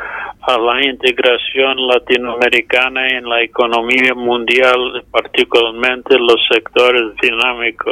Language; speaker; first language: Spanish; non-native, fluent; English